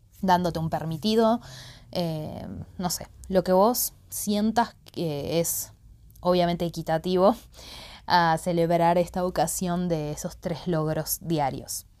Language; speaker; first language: Spanish; native; Spanish